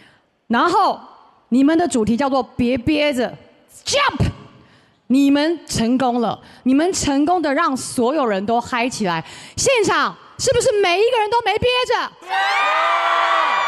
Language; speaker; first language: Chinese; native; Chinese